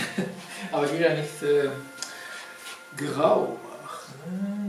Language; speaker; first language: German; non-native, fluent; Georgian